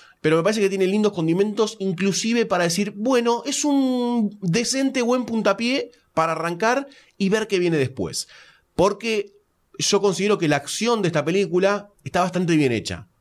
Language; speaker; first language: Spanish; native; Spanish